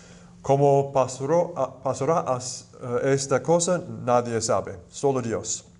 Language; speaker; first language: Spanish; non-native, fluent; English